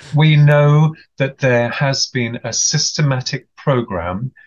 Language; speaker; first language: English; native; English